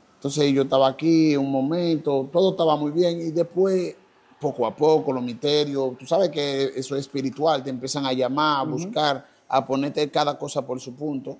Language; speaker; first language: Spanish; non-native, fluent; Haitian Creole